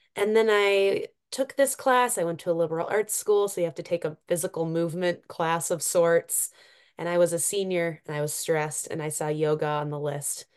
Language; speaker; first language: English; native; English